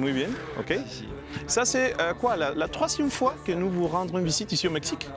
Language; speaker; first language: French; non-native, learner; Spanish